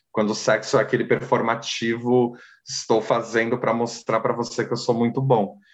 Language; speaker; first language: Portuguese; native; Portuguese